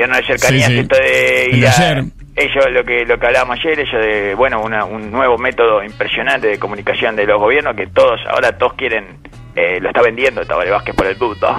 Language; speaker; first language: Spanish; native; Spanish